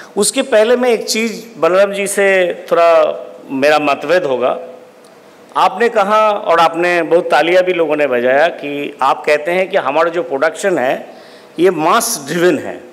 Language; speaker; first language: Hindi; non-native, local second language; Bangla